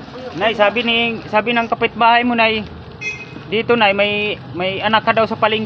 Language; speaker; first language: Filipino; non-native, local second language; Cebuano